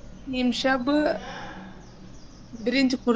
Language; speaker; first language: Persian; non-native, learner; Urdu